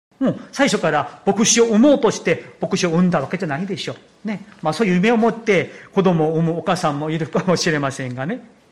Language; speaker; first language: Japanese; non-native, fluent; Korean